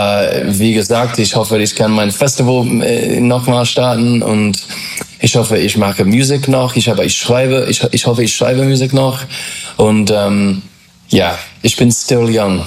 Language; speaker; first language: German; non-native, fluent; English